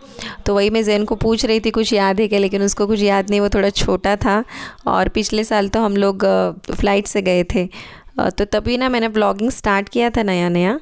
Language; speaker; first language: Hindi; native; Hindi